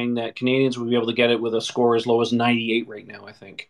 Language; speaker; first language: English; native; English